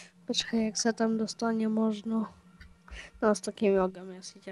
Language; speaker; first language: Czech; non-native, local second language; Slovak